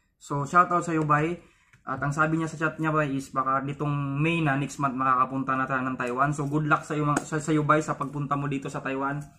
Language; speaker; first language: Filipino; non-native, local second language; Cebuano